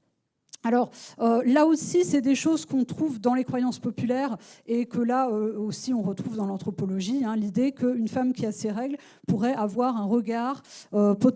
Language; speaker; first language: French; native; French